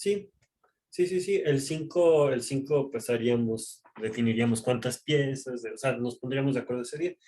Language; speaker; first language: Spanish; native; Spanish